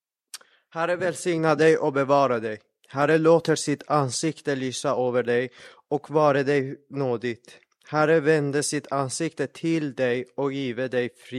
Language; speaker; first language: Swedish; non-native, fluent; Persian